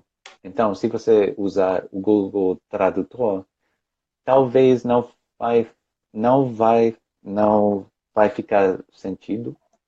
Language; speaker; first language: Portuguese; non-native, fluent; English